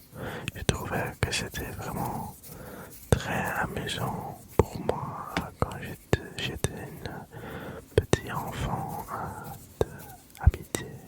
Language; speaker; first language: French; early bilingual, other home language; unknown